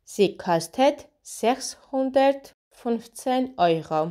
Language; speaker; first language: German; non-native, fluent; Georgian